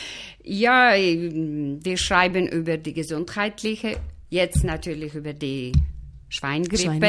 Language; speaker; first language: German; non-native, fluent; Polish